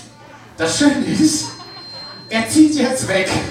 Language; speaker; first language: German; native; German